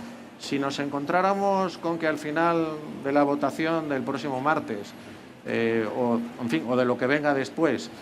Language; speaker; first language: Spanish; native; Spanish